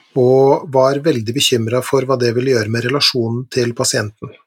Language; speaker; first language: Norwegian; native; Norwegian